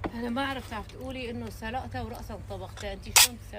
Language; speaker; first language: Arabic; native; Arabic